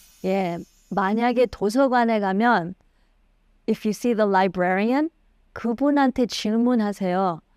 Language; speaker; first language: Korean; early bilingual, heritage; Korean